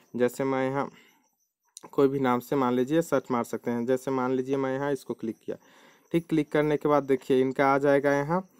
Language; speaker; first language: Hindi; native; Hindi